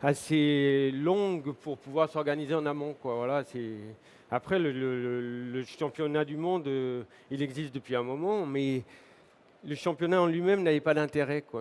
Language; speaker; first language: French; native; French